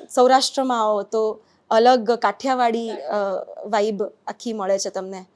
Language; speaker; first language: Gujarati; native; Gujarati